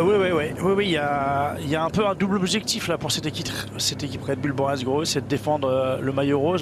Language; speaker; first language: French; native; French